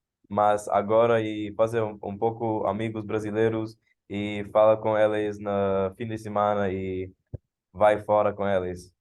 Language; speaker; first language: Portuguese; non-native, learner; English